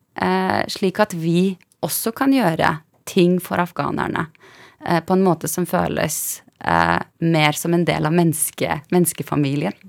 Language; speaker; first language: Norwegian; early bilingual, other home language; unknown